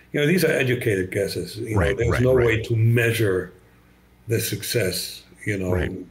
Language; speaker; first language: English; non-native, fluent; German